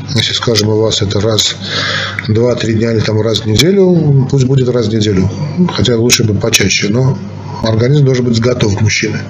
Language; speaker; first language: Russian; non-native, local second language; Armenian